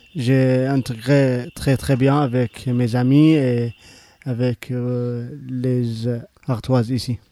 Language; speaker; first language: French; non-native, learner; Arabic